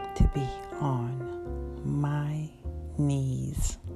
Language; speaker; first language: English; native; English